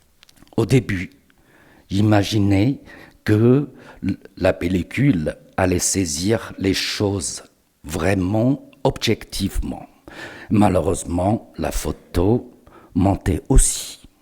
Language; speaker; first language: French; non-native, fluent; Chinese